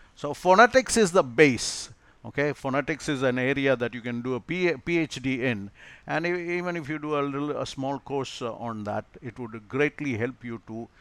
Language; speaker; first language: English; non-native, local second language; Malayalam